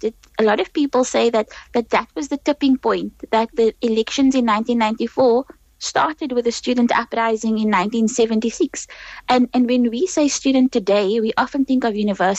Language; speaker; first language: English; native; English